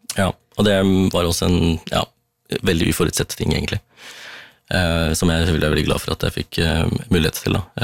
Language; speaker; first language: Norwegian; early bilingual, other home language; Tamil